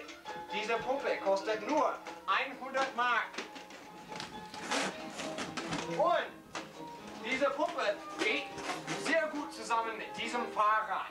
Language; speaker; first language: German; non-native, learner; English